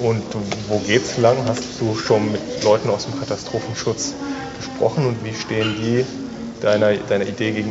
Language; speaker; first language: German; native; German